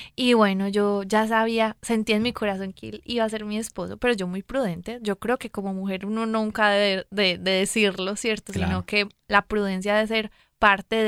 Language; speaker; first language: Spanish; native; Spanish